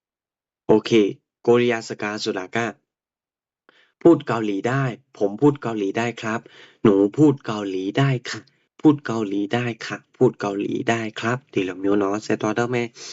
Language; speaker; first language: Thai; non-native, fluent; Burmese